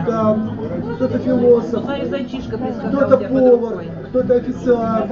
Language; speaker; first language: Russian; native; Russian